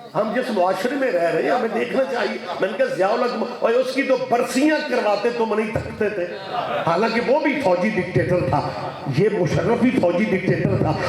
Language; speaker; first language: Urdu; non-native, local second language; Punjabi